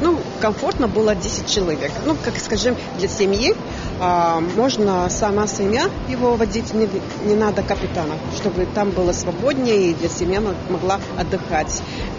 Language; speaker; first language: Russian; non-native, fluent; Latvian